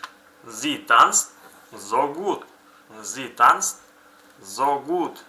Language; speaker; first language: German; non-native, fluent; Uzbek